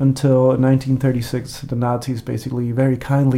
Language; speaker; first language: English; non-native, fluent; Spanish